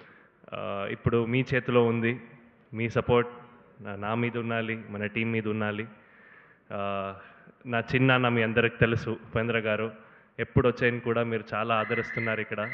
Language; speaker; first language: Telugu; non-native, learner; Kannada